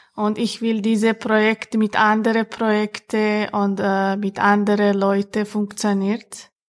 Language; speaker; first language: German; non-native, learner; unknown